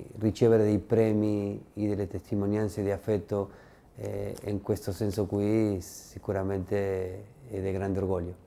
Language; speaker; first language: Italian; non-native, fluent; Spanish